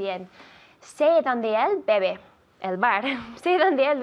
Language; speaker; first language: Spanish; non-native, fluent; English